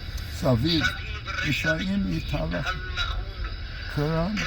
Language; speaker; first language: Hebrew; non-native, fluent; English